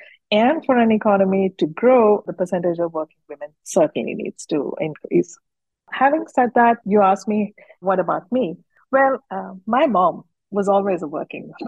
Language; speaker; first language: English; non-native, local second language; Hindi